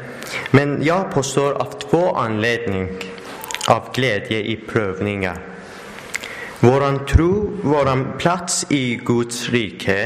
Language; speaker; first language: Swedish; non-native, learner; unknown